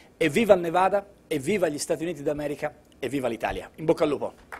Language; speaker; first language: Italian; native; Italian